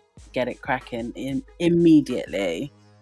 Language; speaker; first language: English; native; English